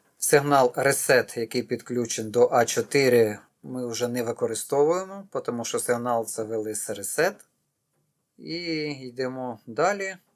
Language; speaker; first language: Ukrainian; non-native, local second language; Russian